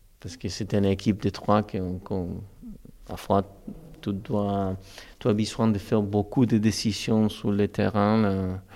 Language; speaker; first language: French; non-native, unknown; Spanish